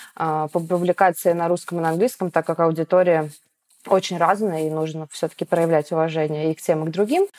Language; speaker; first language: Russian; native; Russian